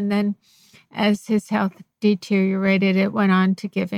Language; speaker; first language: English; native; English